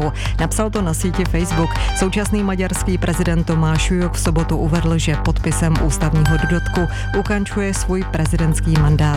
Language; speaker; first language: Czech; native; Czech